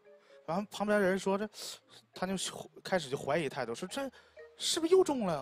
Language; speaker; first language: Chinese; native; Chinese